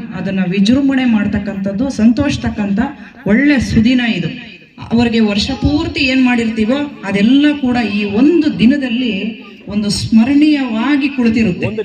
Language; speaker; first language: Kannada; native; Kannada